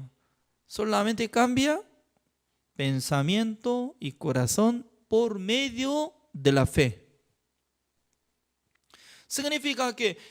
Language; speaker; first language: Spanish; non-native, fluent; Korean